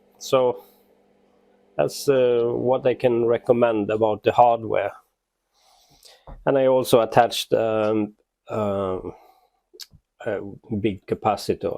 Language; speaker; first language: English; non-native, fluent; Norwegian